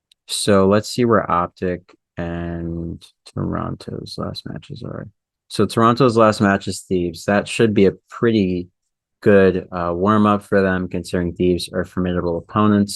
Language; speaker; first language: English; native; English